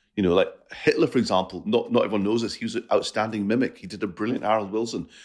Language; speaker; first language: English; native; English